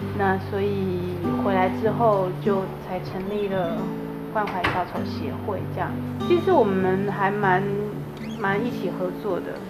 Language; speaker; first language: Chinese; native; Chinese